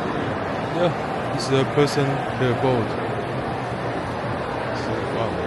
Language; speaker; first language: English; non-native, learner; Chinese